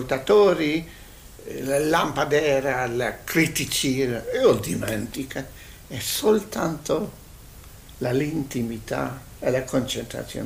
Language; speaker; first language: Italian; non-native, learner; Hungarian